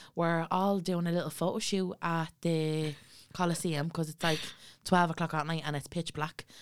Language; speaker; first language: English; native; English